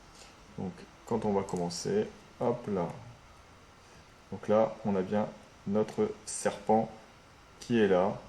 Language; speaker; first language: French; native; French